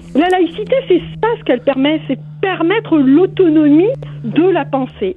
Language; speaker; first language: French; non-native, local second language; Arabic